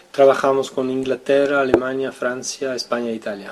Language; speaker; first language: Spanish; non-native, fluent; French